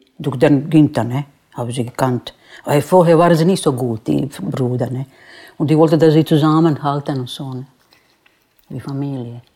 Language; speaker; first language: German; non-native, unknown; Croatian